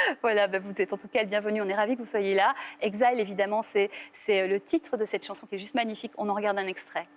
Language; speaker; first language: French; native; French